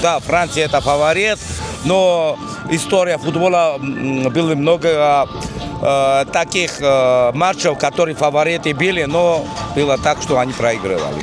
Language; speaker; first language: Russian; non-native, fluent; Georgian